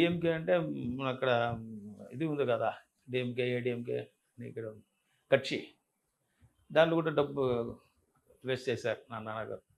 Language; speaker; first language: Telugu; non-native, learner; Tamil